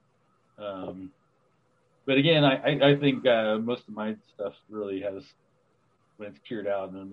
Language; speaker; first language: English; native; English